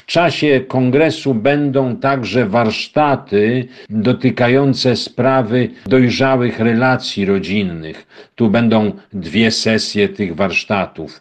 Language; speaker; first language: Polish; native; Polish